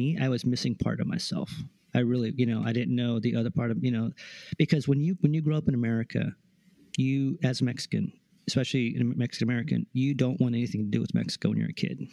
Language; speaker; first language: English; early bilingual, other home language; Spanish